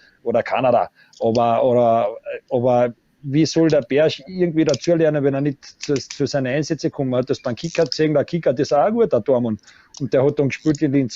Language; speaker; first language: German; native; German